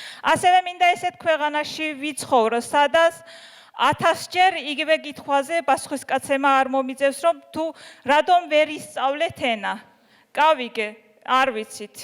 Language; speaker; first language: Georgian; non-native, local second language; Azerbaijani